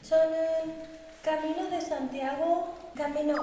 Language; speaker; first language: Korean; non-native, learner; Spanish